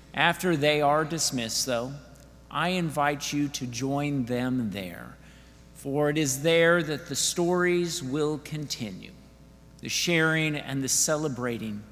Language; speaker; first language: English; native; English